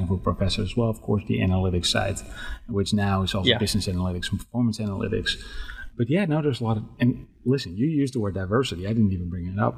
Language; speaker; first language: English; non-native, fluent; Dutch